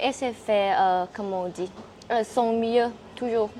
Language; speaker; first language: French; non-native, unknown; Thai